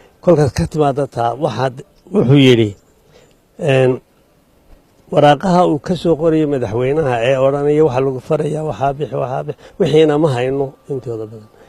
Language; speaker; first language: Somali; native; Somali